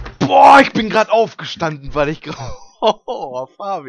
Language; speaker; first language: German; native; German